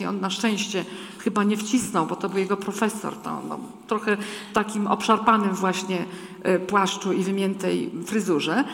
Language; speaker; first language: Polish; native; Polish